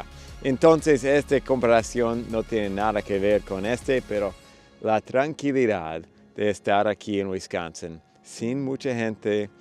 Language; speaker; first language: Spanish; non-native, fluent; English